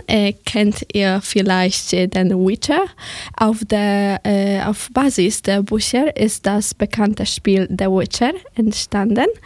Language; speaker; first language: German; non-native, fluent; Polish